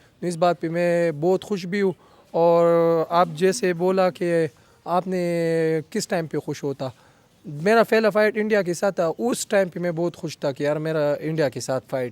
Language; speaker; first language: Hindi; non-native, local second language; Pashto